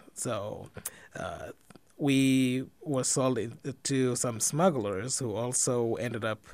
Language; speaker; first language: English; non-native, fluent; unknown